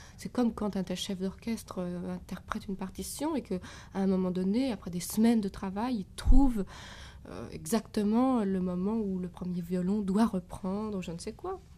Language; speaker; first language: French; native; French